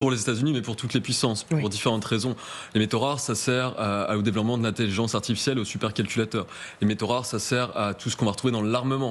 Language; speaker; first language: French; native; French